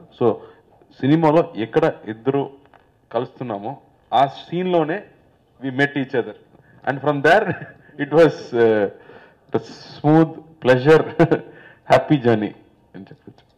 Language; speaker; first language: Telugu; non-native, learner; Tamil